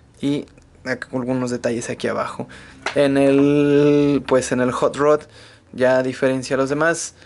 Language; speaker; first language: Spanish; native; Spanish